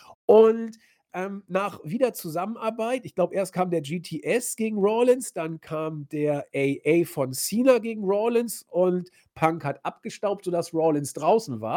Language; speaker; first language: German; native; German